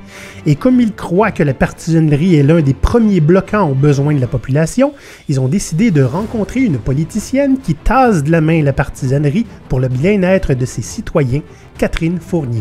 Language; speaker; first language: French; native; French